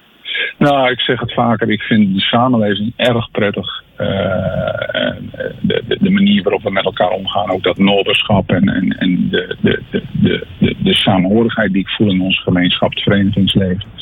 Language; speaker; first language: Dutch; native; Dutch